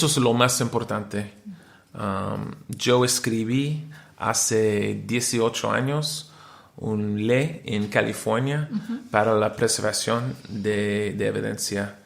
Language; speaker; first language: Spanish; non-native, learner; English